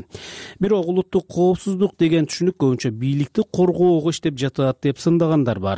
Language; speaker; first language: Kyrgyz; native; Kyrgyz